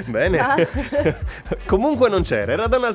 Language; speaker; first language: Italian; native; Italian